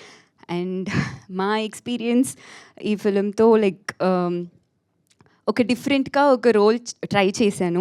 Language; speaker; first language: Telugu; non-native, fluent; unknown